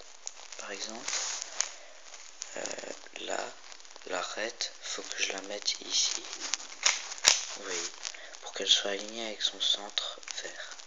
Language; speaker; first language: French; native; French